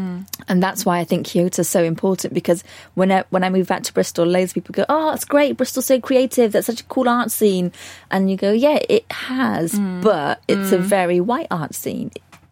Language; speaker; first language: English; native; English